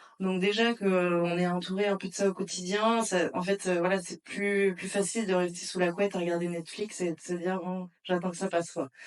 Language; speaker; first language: French; native; French